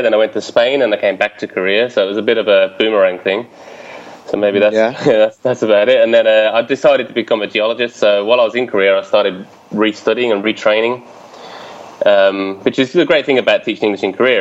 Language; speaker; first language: English; native; English